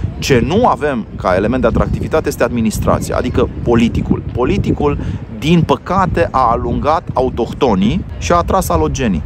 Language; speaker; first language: Romanian; native; Romanian